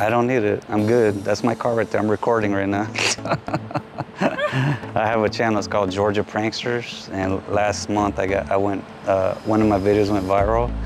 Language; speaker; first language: English; early bilingual, other home language; Spanish